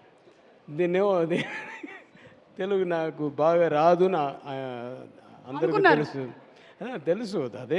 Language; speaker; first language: Telugu; non-native, learner; Tamil